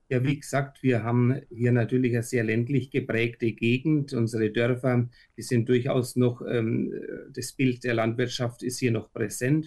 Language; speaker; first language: German; native; German